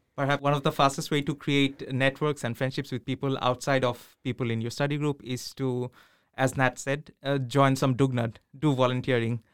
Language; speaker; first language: English; non-native, local second language; Bangla